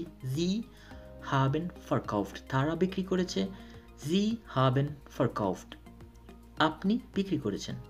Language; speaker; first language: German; non-native, fluent; Bangla